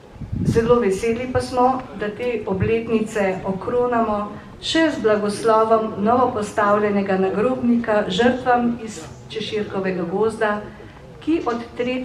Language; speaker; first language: Slovenian; native; Slovenian